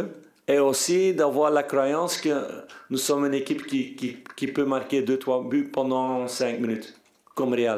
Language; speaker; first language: French; non-native, fluent; Dutch